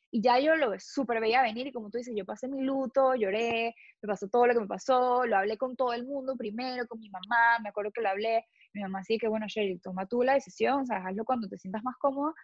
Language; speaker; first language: Spanish; native; Spanish